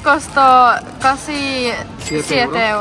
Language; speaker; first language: Spanish; non-native, learner; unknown